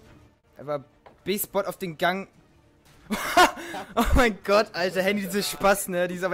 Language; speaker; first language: German; native; German